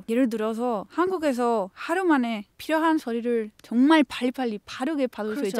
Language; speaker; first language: Korean; non-native, fluent; Spanish